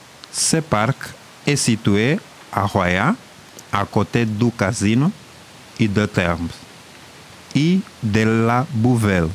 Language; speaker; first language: French; non-native, learner; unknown